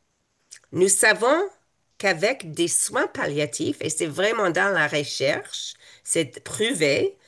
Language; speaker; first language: French; non-native, fluent; English